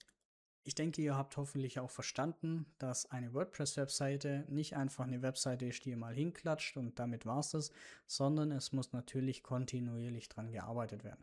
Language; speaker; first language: German; native; German